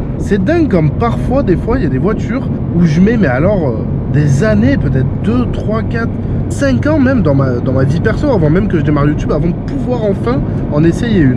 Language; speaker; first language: French; native; French